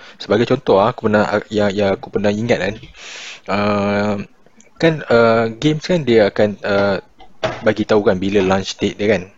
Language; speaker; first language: Malay; native; Malay